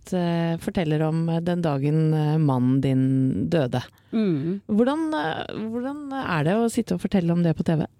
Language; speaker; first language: Norwegian; native; Norwegian